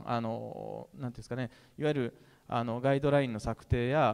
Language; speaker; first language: Japanese; native; Japanese